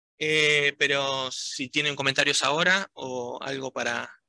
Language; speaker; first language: Spanish; native; Spanish